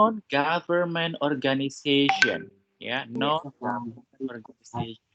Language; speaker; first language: English; non-native, fluent; Indonesian